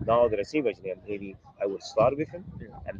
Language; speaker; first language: English; native; English